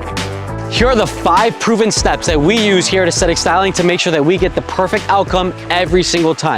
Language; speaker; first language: English; native; English